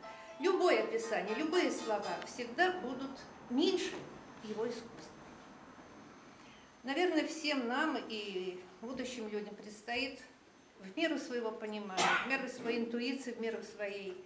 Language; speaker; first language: Russian; native; Russian